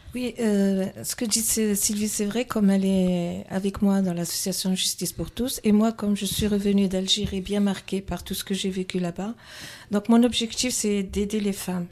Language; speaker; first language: French; non-native, local second language; Kabyle